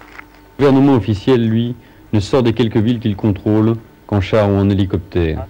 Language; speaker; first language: French; native; French